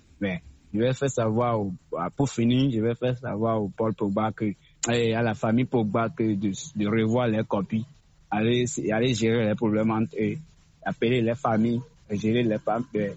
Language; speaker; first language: French; non-native, local second language; Fon